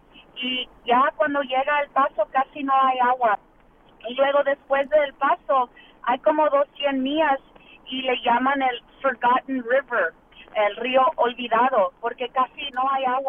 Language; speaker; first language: Spanish; early bilingual, heritage; English